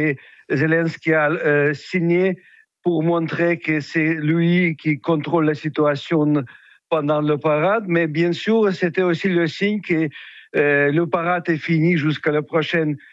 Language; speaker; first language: French; non-native, fluent; Russian